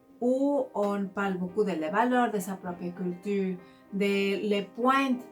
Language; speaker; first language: French; non-native, fluent; Spanish